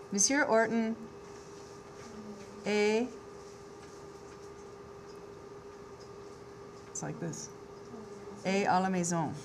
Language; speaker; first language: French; non-native, fluent; English